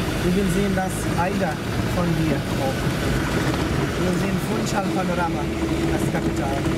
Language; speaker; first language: German; non-native, learner; Portuguese